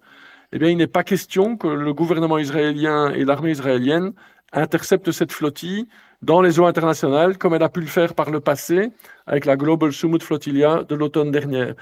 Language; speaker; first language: French; native; French